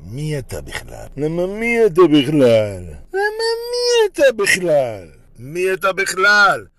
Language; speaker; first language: Hebrew; early bilingual, other home language; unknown